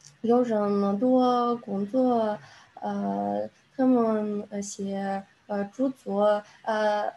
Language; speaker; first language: Chinese; non-native, learner; Russian